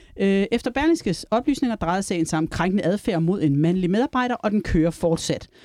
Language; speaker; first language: Danish; native; Danish